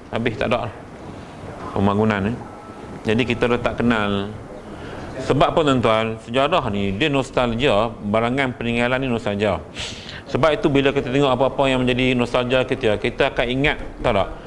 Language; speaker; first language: Malay; native; Malay